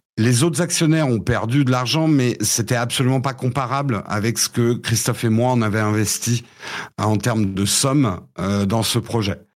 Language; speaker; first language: French; early bilingual, other home language; English